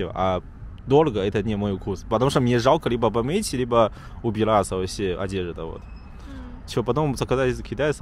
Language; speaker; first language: Russian; non-native, learner; Chinese